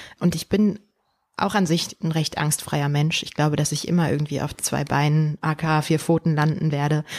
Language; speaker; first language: German; early bilingual, other home language; Polish